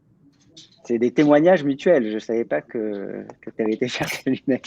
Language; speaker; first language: French; native; French